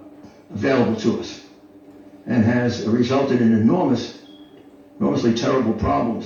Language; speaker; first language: English; native; English